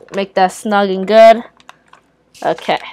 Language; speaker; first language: English; native; English